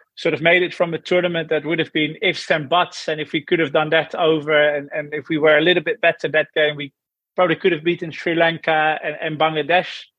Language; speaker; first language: English; non-native, fluent; Dutch